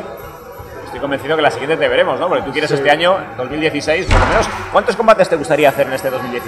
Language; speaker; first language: Spanish; native; Spanish